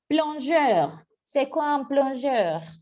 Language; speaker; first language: French; non-native, fluent; Spanish